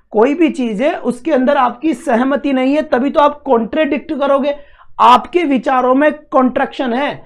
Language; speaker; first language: Hindi; native; Hindi